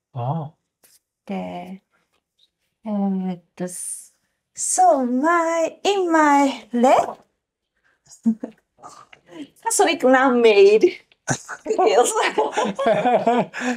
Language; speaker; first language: English; non-native, learner; Japanese